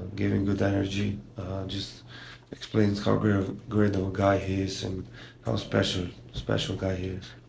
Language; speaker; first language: English; non-native, fluent; Slovenian